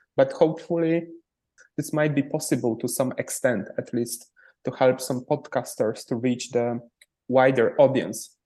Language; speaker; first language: English; non-native, fluent; Polish